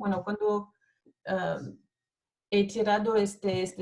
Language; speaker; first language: Spanish; non-native, fluent; French